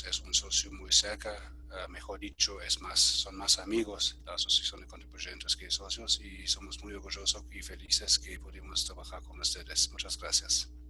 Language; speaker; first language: Spanish; non-native, fluent; German